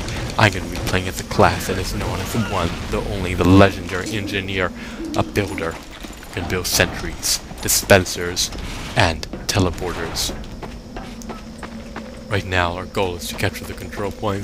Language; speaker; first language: English; native; English